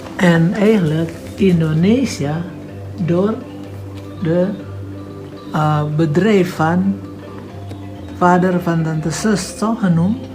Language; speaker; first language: Dutch; non-native, fluent; Indonesian